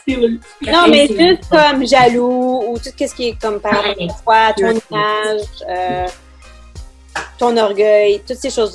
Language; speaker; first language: French; native; French